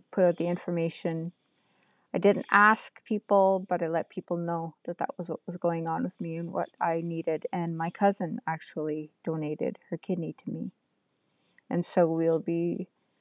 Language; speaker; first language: English; native; English